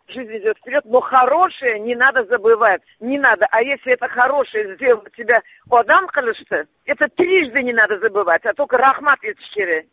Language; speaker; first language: Russian; native; Russian